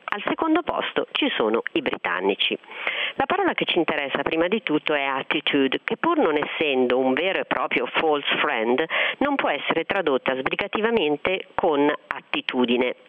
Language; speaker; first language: Italian; native; Italian